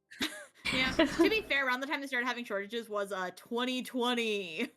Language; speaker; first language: English; native; English